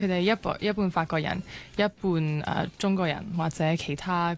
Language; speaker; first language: Cantonese; non-native, local second language; French